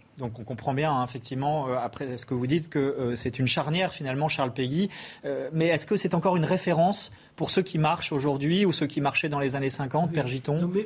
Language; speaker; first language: French; native; French